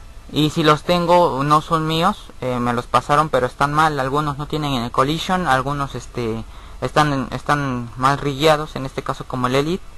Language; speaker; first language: Spanish; native; Spanish